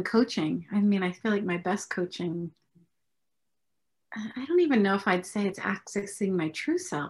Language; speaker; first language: English; native; English